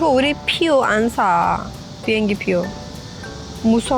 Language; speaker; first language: Korean; non-native, learner; Persian